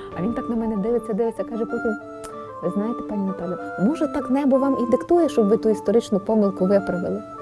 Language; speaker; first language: Ukrainian; native; Ukrainian